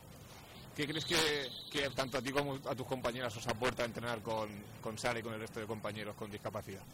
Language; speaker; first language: Spanish; native; Spanish